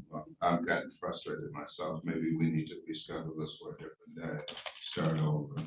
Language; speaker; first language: English; native; English